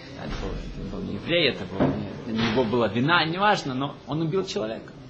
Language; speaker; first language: Russian; early bilingual, heritage; Russian